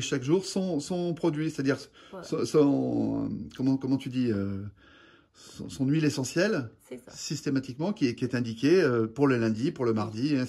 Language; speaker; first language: French; native; French